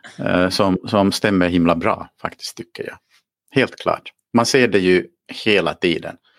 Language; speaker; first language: Swedish; native; Swedish